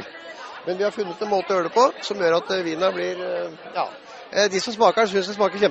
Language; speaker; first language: Norwegian; native; Norwegian